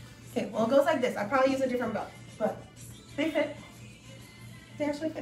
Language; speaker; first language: English; non-native, local second language; Spanish